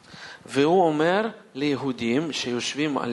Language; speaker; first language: Hebrew; non-native, fluent; Russian